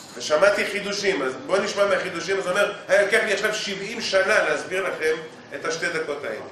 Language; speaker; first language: Hebrew; native; Hebrew